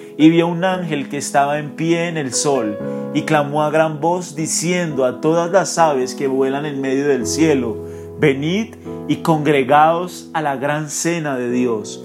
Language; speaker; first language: Spanish; native; Spanish